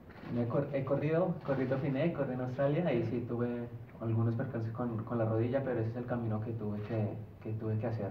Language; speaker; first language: Spanish; native; Spanish